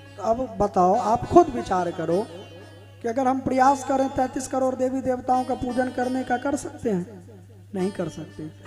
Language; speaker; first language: Hindi; native; Hindi